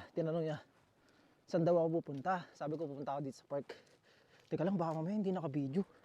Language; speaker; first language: Filipino; native; Filipino